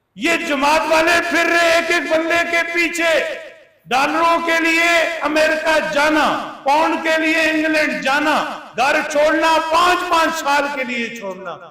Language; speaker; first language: Urdu; non-native, local second language; Punjabi